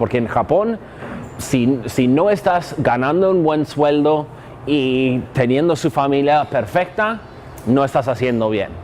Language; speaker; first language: Spanish; non-native, fluent; English